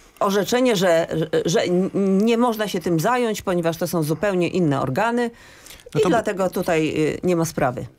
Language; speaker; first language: Polish; native; Polish